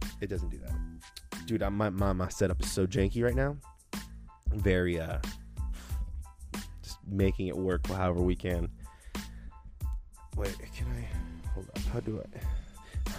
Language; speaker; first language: English; native; English